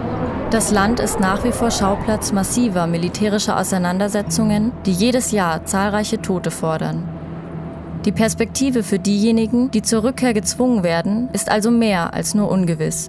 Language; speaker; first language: German; native; German